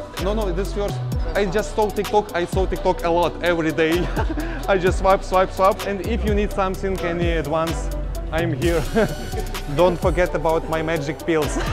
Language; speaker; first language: English; non-native, learner; Russian